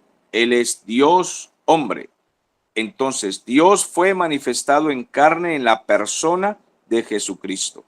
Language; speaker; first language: Spanish; native; Spanish